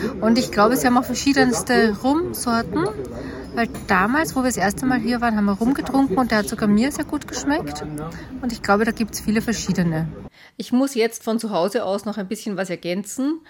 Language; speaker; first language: German; native; German